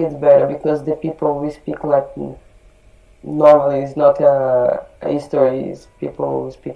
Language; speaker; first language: English; non-native, learner; Portuguese